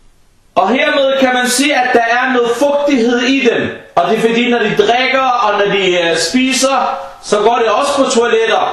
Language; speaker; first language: Danish; non-native, fluent; Arabic